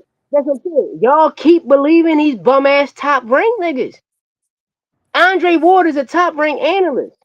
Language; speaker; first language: English; native; English